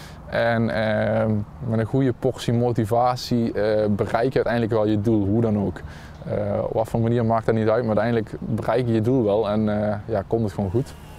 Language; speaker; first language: Dutch; native; Dutch